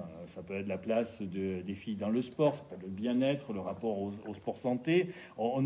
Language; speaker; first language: French; native; French